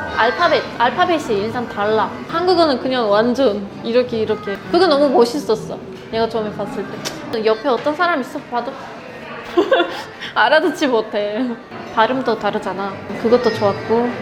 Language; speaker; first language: Korean; non-native, fluent; Turkish